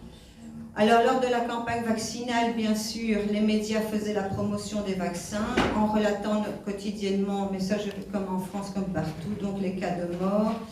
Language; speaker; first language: French; native; French